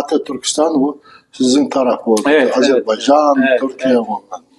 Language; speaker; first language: Turkish; non-native, learner; Kazakh